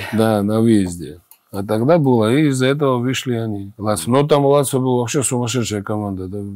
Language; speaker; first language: Russian; non-native, fluent; Georgian